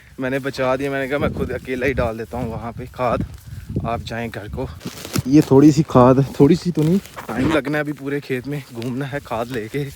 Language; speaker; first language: Urdu; non-native, local second language; Punjabi